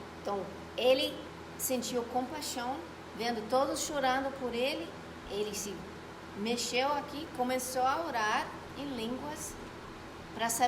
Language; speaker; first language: Portuguese; non-native, fluent; Spanish